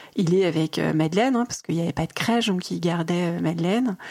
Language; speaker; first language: French; native; French